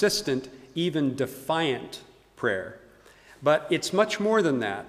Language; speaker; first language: English; native; English